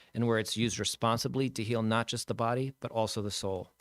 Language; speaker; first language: English; native; English